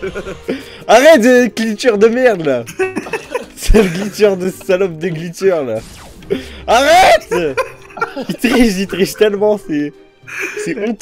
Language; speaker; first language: French; native; French